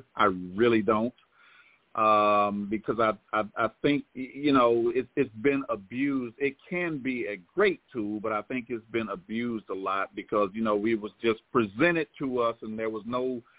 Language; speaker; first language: English; native; English